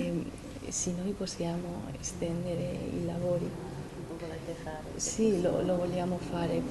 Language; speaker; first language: Italian; non-native, learner; Spanish